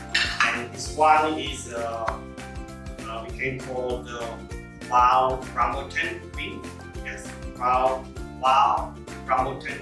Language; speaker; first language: English; non-native, learner; Khmer